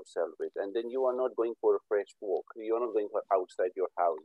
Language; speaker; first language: English; non-native, local second language; Urdu